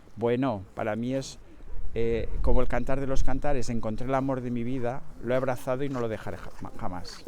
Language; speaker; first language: Spanish; native; Spanish